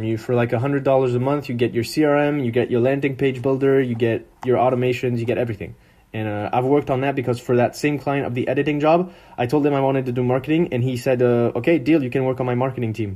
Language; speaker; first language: English; non-native, fluent; French